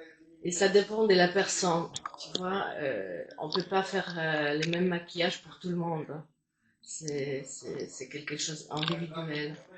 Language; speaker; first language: French; non-native, fluent; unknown